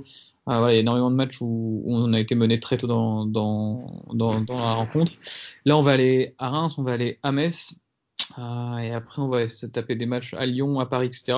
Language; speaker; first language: French; native; French